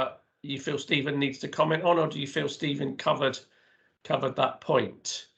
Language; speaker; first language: English; native; English